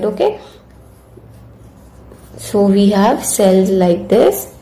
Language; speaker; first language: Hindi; native; Hindi